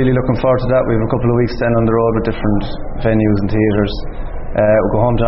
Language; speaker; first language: English; native; English